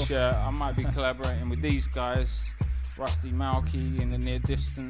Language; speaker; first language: English; native; English